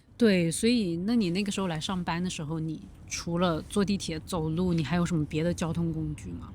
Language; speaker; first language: Chinese; native; Chinese